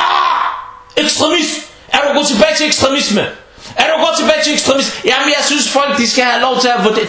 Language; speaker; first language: Danish; early bilingual, other home language; Arabic